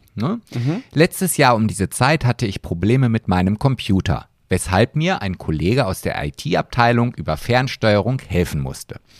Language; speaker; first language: German; native; German